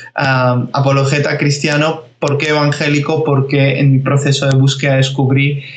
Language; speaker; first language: Spanish; early bilingual, other home language; Georgian